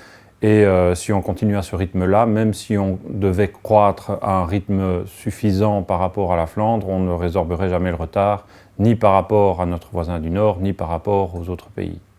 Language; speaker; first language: French; native; French